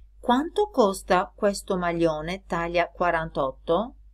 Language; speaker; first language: Italian; non-native, fluent; Albanian